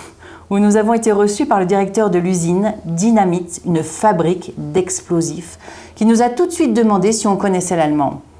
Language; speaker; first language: French; native; French